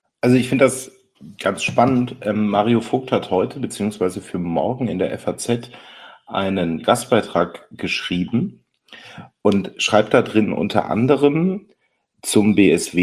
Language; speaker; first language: German; native; German